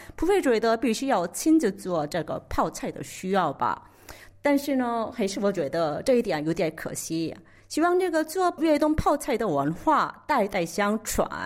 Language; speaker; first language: Chinese; non-native, fluent; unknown